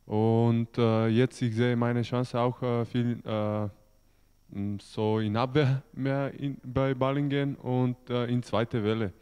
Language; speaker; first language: German; non-native, learner; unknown